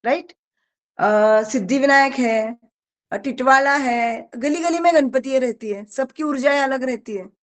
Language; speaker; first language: Hindi; non-native, local second language; Marathi